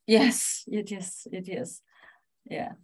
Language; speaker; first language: English; non-native, fluent; Chinese